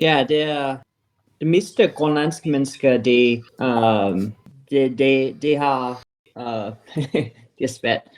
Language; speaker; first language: Danish; non-native, learner; English